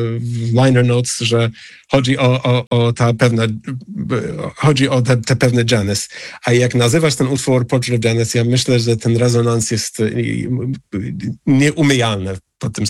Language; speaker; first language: Polish; non-native, fluent; English